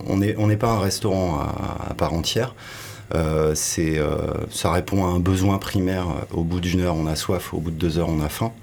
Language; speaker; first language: French; native; French